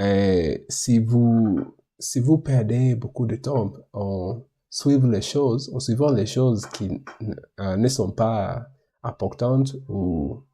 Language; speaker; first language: French; non-native, learner; English